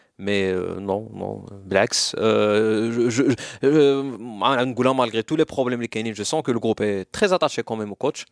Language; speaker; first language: French; non-native, local second language; Arabic